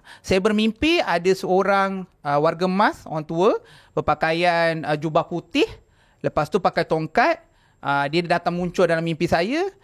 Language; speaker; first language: Malay; non-native, local second language; Tamil